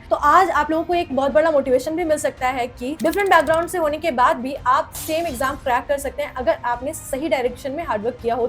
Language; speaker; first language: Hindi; native; Hindi